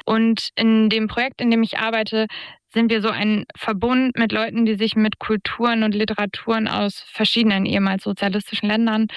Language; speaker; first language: German; native; German